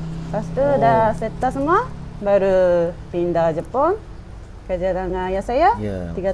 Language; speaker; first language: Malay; non-native, fluent; Japanese